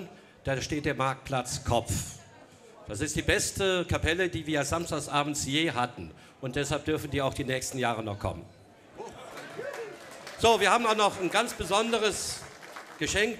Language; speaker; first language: German; native; German